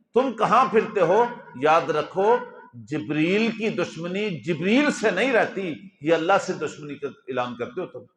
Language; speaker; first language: Urdu; non-native, local second language; Punjabi